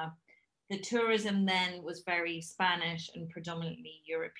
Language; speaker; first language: English; native; English